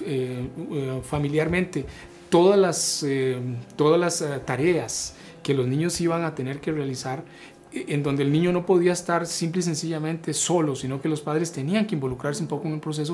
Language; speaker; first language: Spanish; native; Spanish